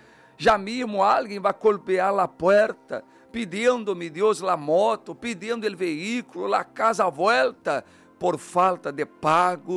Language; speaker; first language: Spanish; non-native, fluent; Portuguese